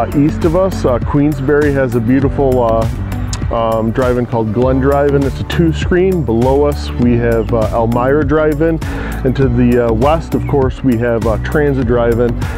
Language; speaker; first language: English; native; English